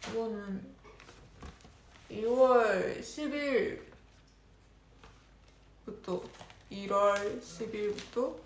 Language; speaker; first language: Korean; non-native, local second language; Japanese